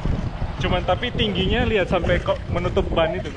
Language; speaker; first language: Indonesian; native; Indonesian